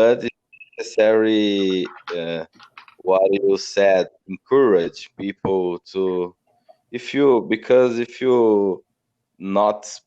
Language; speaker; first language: English; non-native, learner; Portuguese